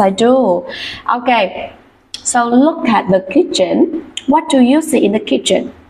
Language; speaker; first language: English; non-native, fluent; Vietnamese